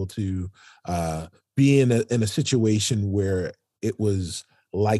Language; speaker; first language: English; native; English